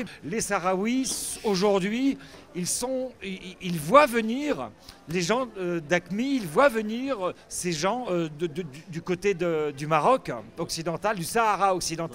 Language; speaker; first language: French; native; French